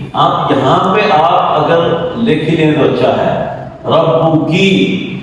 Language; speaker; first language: Urdu; native; Urdu